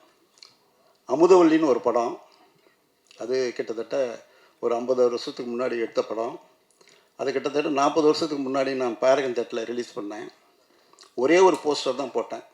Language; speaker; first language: Tamil; native; Tamil